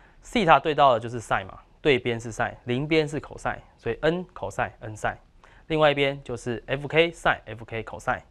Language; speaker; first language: Chinese; native; Chinese